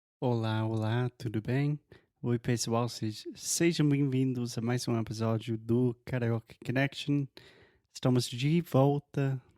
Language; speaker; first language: Portuguese; non-native, fluent; English